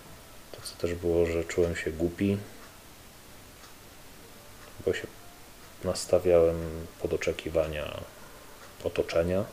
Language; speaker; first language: Polish; native; Polish